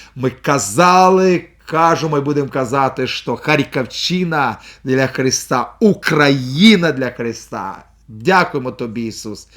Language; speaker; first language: Ukrainian; non-native, local second language; Russian